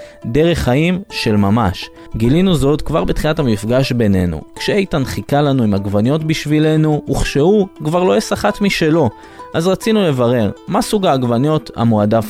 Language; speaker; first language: Hebrew; native; Hebrew